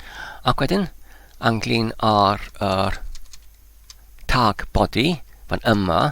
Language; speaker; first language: Welsh; non-native, learner; Polish